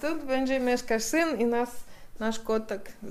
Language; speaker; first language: Polish; non-native, learner; Russian